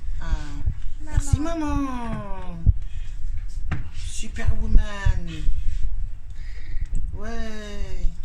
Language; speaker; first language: French; native; French